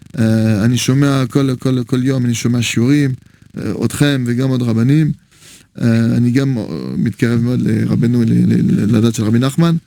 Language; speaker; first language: Hebrew; non-native, fluent; French